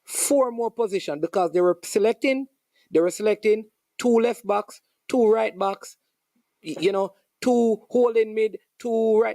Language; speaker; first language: English; non-native, local second language; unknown